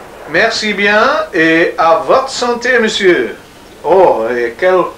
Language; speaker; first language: French; non-native, learner; English